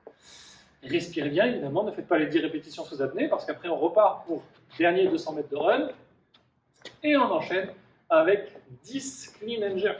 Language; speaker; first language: French; native; French